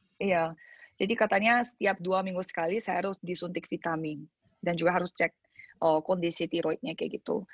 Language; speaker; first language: Indonesian; early bilingual, other home language; Korean